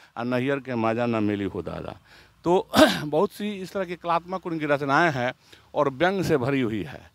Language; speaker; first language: Hindi; native; Hindi